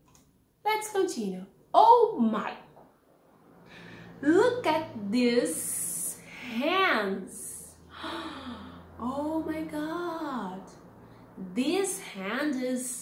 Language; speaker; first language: English; non-native, learner; Portuguese